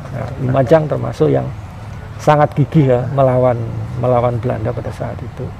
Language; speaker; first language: Indonesian; native; Indonesian